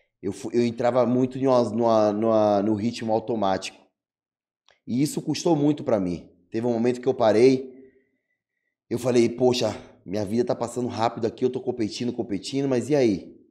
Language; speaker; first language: Portuguese; native; Portuguese